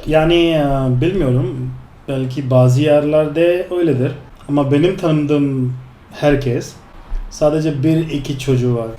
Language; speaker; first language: Turkish; non-native, fluent; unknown